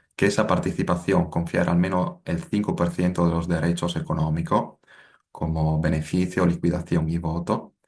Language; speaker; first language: Spanish; non-native, fluent; Italian